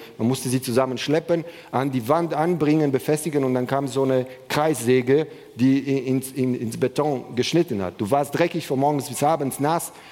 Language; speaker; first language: German; non-native, fluent; Romanian